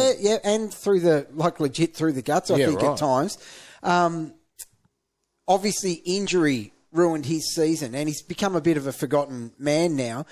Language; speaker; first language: English; native; English